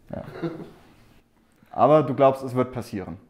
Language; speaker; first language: German; native; German